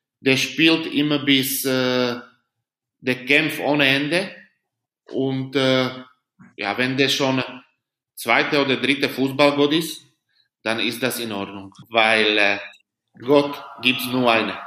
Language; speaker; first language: German; non-native, learner; Slovak